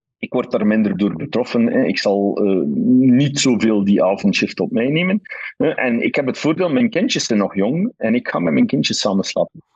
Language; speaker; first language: Dutch; native; Dutch